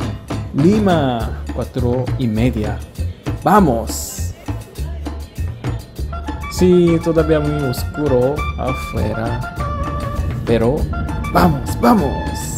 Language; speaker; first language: Spanish; non-native, learner; Korean